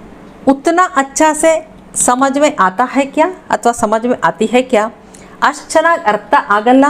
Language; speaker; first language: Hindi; non-native, local second language; Kannada